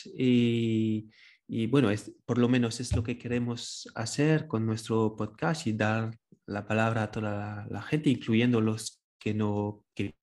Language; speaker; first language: Spanish; non-native, fluent; French